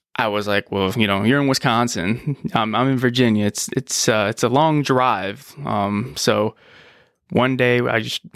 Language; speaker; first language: English; native; English